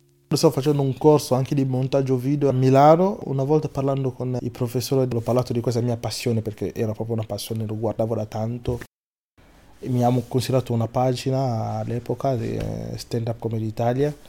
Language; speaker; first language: Italian; non-native, fluent; Lingala